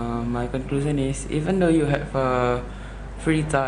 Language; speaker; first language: English; non-native, learner; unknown